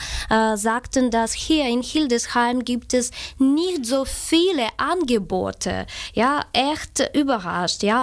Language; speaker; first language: German; non-native, fluent; Ukrainian